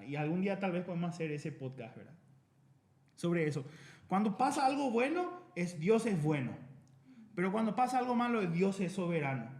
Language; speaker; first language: Spanish; native; Spanish